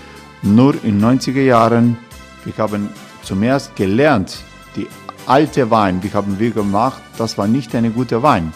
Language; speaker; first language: German; non-native, learner; Croatian